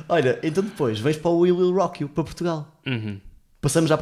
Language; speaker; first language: Portuguese; native; Portuguese